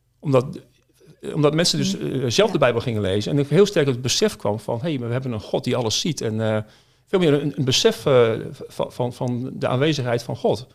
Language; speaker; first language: Dutch; native; Dutch